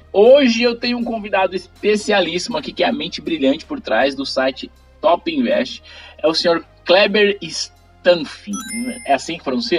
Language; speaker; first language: Portuguese; native; Portuguese